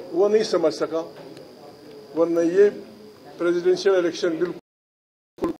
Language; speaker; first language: Urdu; non-native, local second language; Pashto